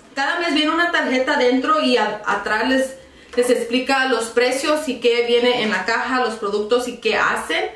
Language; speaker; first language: Spanish; early bilingual, other home language; English